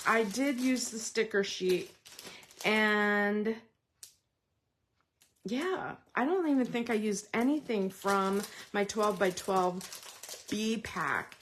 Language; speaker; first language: English; native; English